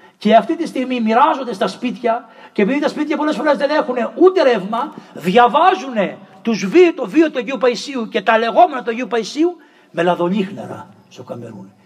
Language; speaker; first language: Greek; native; Greek